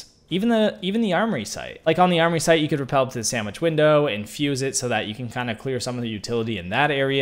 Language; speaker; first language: English; native; English